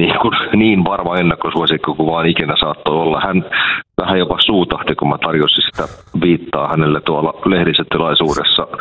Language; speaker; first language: Finnish; native; Finnish